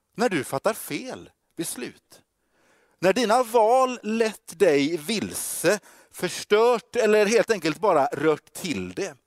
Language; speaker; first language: Swedish; native; Swedish